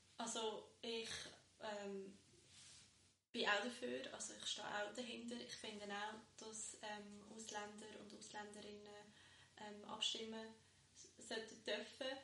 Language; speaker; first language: German; early bilingual, other home language; Bosnian